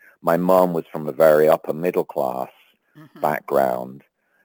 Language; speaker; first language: English; native; English